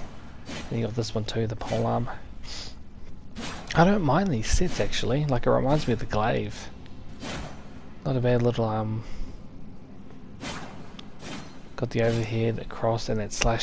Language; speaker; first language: English; native; English